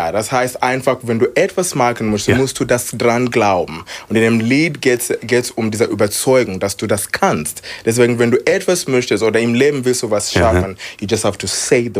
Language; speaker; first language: German; non-native, fluent; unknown